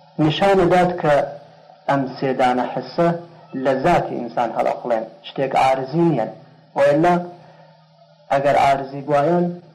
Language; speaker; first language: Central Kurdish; native; Central Kurdish